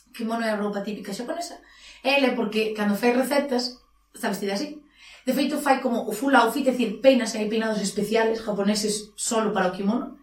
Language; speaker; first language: Galician; native; Galician